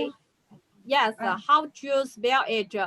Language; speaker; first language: English; non-native, learner; Chinese